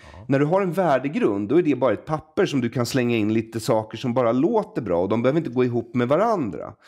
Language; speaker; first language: Swedish; native; Swedish